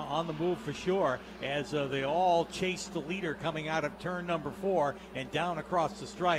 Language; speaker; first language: English; native; English